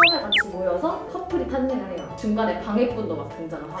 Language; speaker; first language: Korean; native; Korean